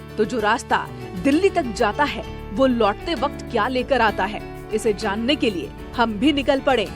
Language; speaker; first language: Hindi; native; Hindi